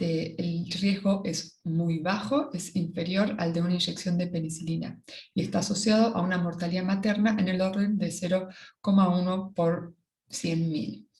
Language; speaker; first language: Spanish; native; Spanish